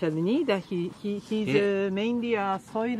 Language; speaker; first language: English; non-native, learner; Japanese